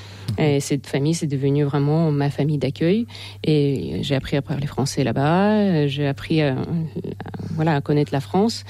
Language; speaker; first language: French; non-native, fluent; Russian